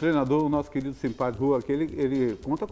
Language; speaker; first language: Portuguese; native; Portuguese